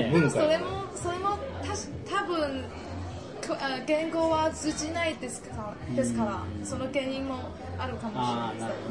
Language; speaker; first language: Japanese; non-native, learner; Chinese